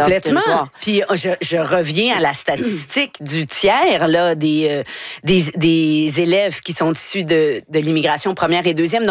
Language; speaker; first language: French; native; French